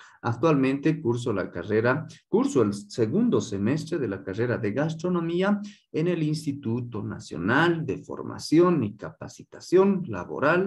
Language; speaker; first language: Spanish; native; Spanish